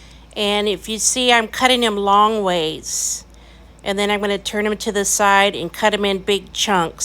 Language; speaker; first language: English; native; English